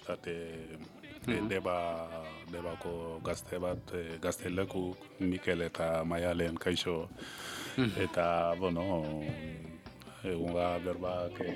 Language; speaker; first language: Basque; non-native, learner; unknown